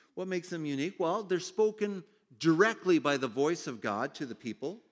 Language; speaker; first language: English; native; English